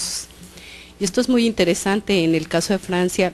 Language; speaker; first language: Spanish; native; Spanish